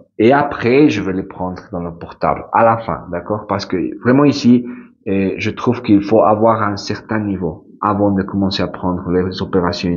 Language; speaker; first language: French; non-native, fluent; Spanish